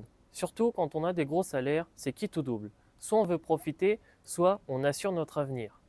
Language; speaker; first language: French; native; French